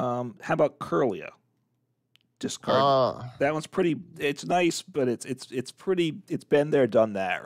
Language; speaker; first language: English; native; English